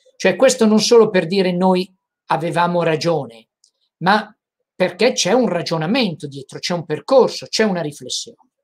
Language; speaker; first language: Italian; native; Italian